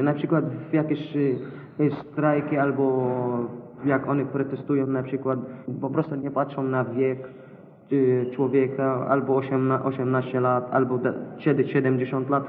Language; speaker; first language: Polish; non-native, learner; Arabic